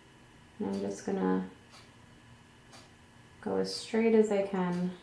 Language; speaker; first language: English; native; English